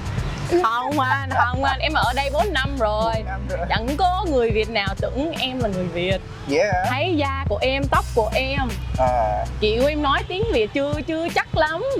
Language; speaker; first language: Vietnamese; non-native, fluent; English